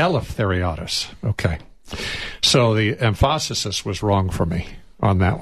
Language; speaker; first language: English; native; English